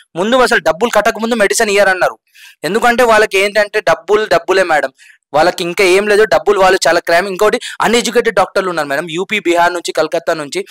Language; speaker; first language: Telugu; non-native, local second language; Urdu